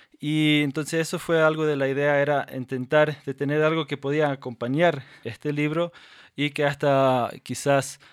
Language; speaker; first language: Spanish; non-native, fluent; English